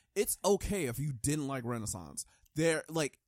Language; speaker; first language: English; native; English